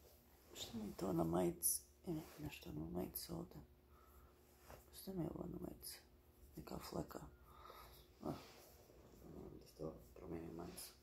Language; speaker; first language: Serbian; early bilingual, heritage; Bosnian